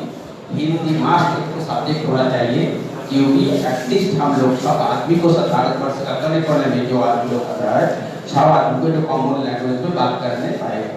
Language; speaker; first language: Hindi; non-native, local second language; Bangla